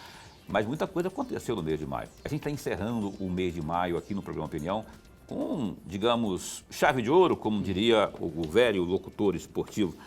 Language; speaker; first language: Portuguese; native; Portuguese